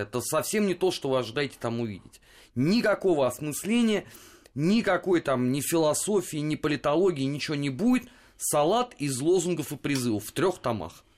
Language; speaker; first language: Russian; native; Russian